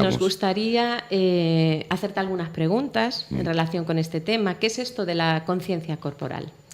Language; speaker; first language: Spanish; native; Spanish